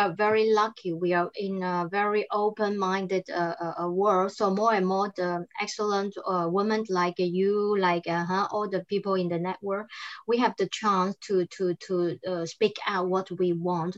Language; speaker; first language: English; non-native, fluent; Cantonese